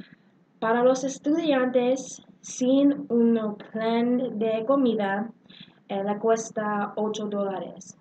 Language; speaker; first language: Spanish; non-native, learner; English